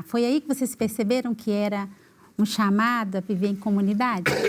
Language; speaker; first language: Portuguese; native; Portuguese